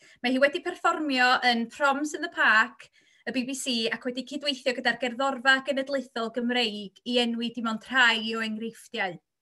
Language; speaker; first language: Welsh; native; Welsh